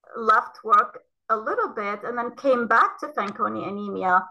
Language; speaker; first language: English; non-native, fluent; Arabic